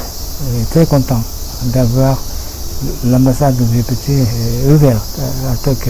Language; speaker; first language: French; non-native, fluent; Japanese